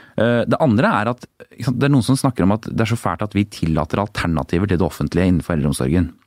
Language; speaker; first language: Norwegian; native; Norwegian